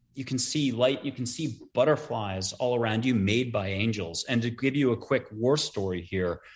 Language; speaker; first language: English; native; English